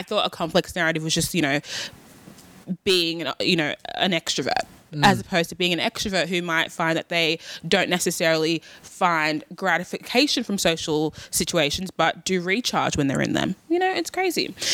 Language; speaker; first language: English; native; English